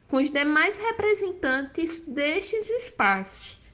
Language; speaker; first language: Portuguese; native; Portuguese